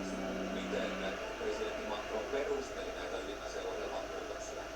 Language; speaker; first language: Finnish; native; Finnish